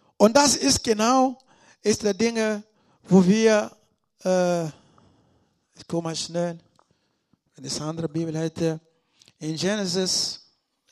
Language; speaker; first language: German; non-native, learner; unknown